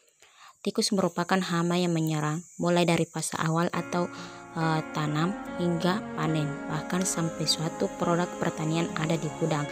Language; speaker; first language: Indonesian; native; Indonesian